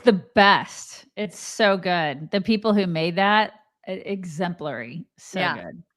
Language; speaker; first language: English; native; English